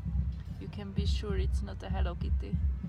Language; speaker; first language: English; non-native, learner; Hungarian